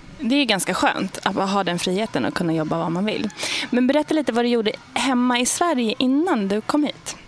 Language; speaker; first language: Swedish; native; Swedish